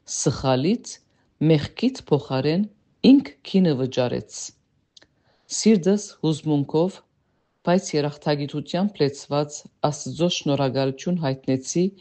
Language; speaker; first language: Armenian; early bilingual, heritage; Armenian